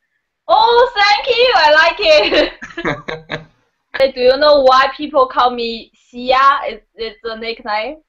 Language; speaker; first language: English; non-native, learner; Chinese